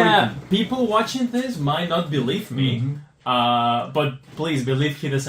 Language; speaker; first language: English; non-native, fluent; Spanish